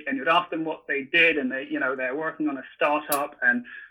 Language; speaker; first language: English; native; English